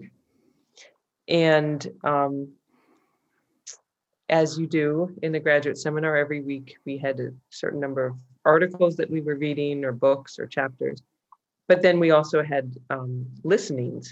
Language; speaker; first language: English; native; English